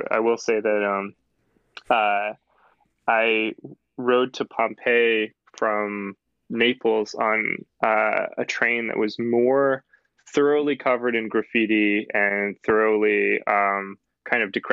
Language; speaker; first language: English; native; English